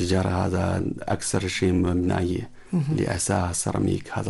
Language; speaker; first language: Arabic; non-native, learner; Chinese